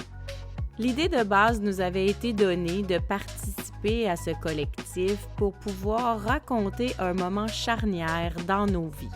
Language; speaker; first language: French; native; French